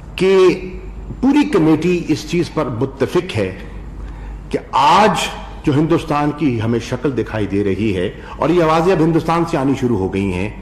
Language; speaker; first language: Urdu; native; Urdu